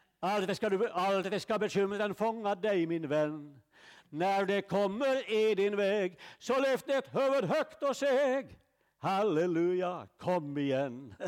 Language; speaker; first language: Swedish; native; Swedish